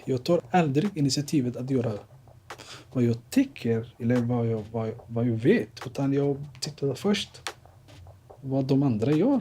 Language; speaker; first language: Swedish; non-native, fluent; Somali